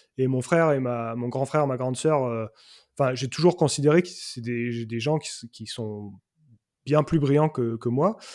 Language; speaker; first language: French; native; French